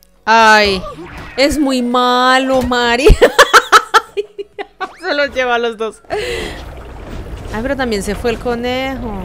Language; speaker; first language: Spanish; native; Spanish